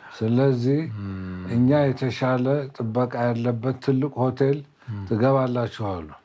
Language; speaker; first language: Amharic; native; Amharic